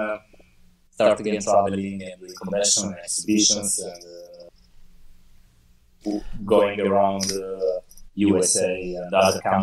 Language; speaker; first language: English; non-native, fluent; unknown